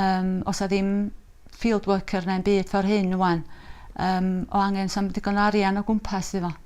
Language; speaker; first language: Welsh; native; Welsh